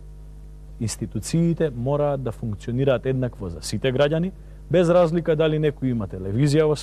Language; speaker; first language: Macedonian; native; Macedonian